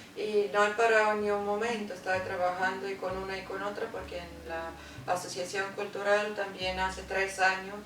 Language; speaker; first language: Spanish; non-native, learner; Bulgarian